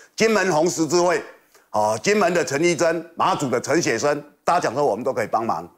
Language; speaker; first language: Chinese; native; Chinese